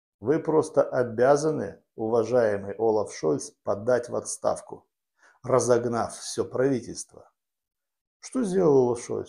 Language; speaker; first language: Russian; native; Russian